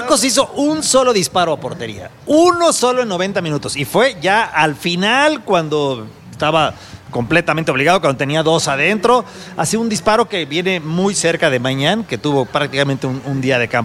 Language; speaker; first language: Spanish; native; Spanish